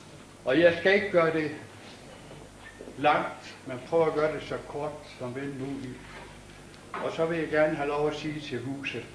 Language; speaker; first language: Danish; native; Danish